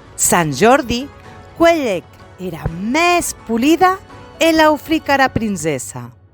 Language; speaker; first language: Occitan; non-native, local second language; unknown